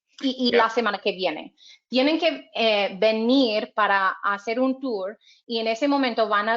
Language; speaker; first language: Spanish; non-native, fluent; English